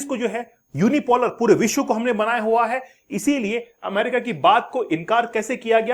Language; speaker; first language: Hindi; native; Hindi